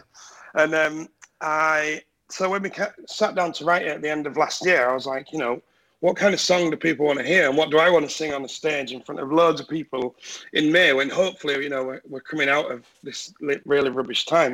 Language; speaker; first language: English; native; English